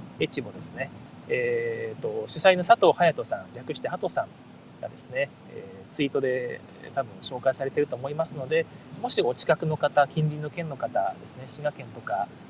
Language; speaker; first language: Japanese; native; Japanese